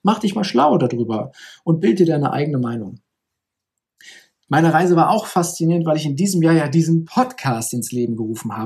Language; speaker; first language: German; native; German